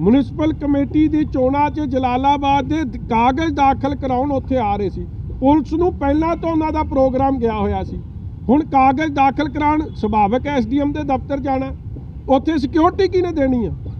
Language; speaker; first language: Hindi; non-native, local second language; Punjabi